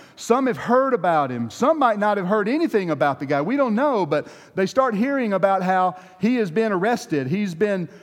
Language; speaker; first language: English; native; English